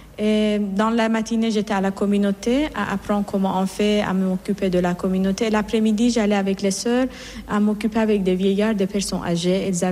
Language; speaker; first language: French; non-native, fluent; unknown